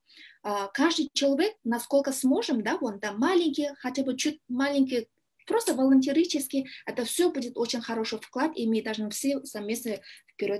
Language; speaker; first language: Russian; non-native, learner; Kyrgyz